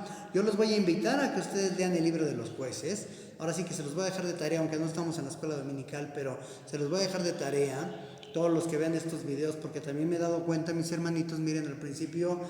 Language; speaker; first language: Spanish; native; Spanish